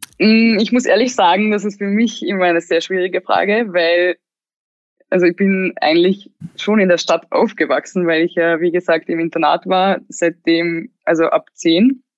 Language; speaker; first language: German; non-native, local second language; Slovenian